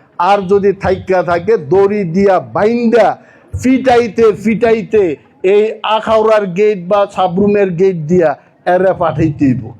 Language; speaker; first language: Bangla; non-native, local second language; Kok Borok